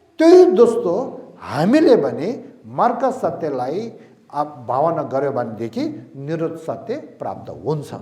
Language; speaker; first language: Nepali; non-native, local second language; Tibetan